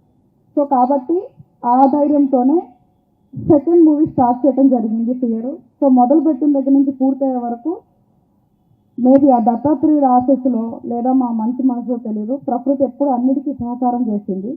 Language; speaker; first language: Telugu; native; Telugu